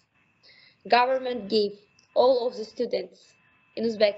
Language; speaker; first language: English; non-native, learner; Uzbek